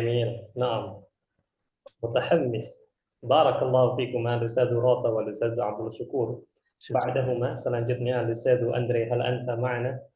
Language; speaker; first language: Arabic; non-native, fluent; Indonesian